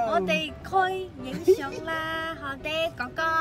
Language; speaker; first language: Cantonese; non-native, learner; Chinese